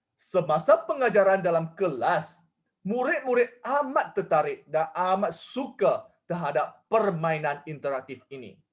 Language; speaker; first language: Malay; non-native, local second language; Chinese